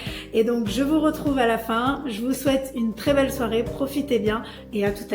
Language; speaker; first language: French; native; French